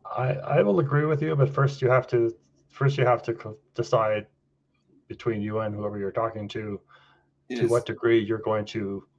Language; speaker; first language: English; native; English